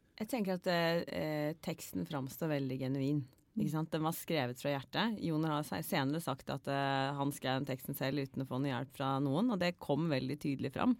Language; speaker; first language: Norwegian; native; Norwegian